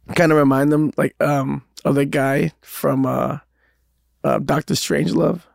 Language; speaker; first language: English; native; English